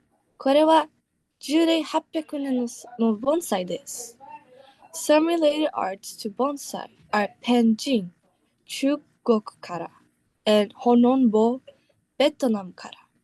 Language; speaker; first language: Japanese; non-native, learner; English